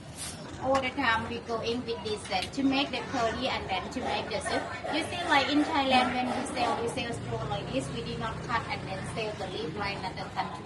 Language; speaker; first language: English; non-native, learner; Thai